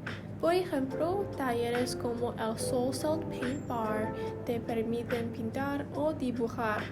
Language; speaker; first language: Spanish; non-native, learner; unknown